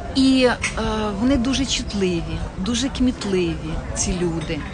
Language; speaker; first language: Ukrainian; native; Ukrainian